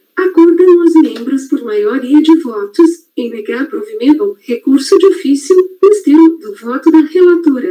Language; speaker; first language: Portuguese; native; Portuguese